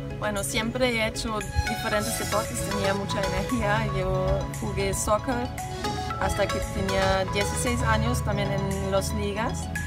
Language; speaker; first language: Spanish; non-native, fluent; German